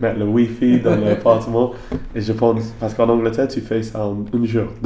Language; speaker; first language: French; non-native, learner; English